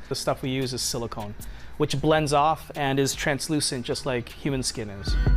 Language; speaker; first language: English; native; English